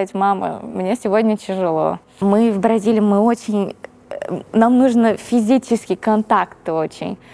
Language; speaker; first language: Russian; non-native, fluent; Portuguese